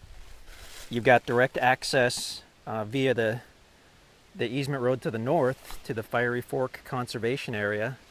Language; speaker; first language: English; native; English